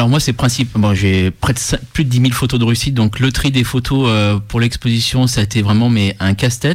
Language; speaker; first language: French; native; French